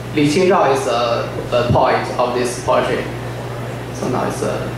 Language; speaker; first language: English; non-native, learner; Chinese